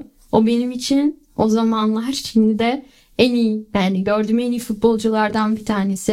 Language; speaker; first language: Turkish; early bilingual, other home language; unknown